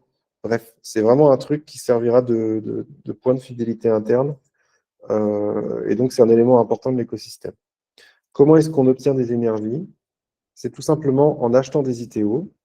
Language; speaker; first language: French; native; French